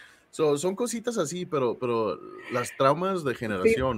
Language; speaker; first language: Spanish; early bilingual, heritage; Spanish